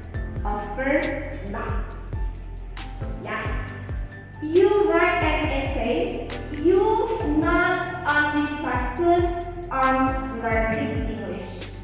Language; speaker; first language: English; non-native, fluent; Indonesian